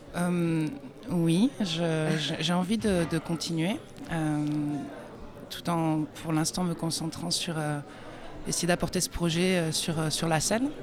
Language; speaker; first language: French; native; French